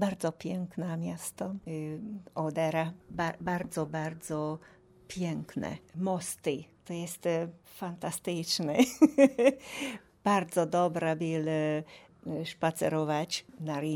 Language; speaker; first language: Polish; non-native, learner; Hungarian